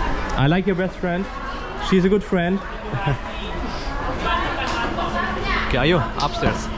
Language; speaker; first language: English; non-native, fluent; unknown